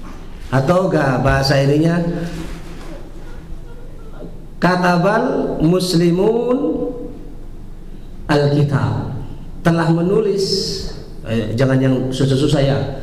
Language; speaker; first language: Indonesian; native; Indonesian